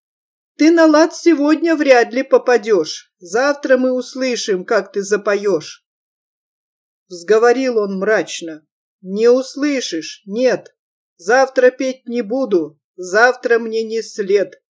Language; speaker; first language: Russian; native; Russian